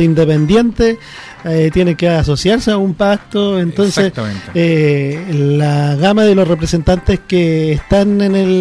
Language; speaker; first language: Spanish; native; Spanish